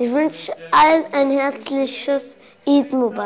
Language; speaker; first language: German; early bilingual, other home language; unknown